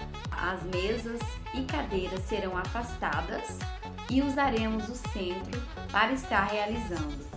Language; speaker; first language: Portuguese; native; Portuguese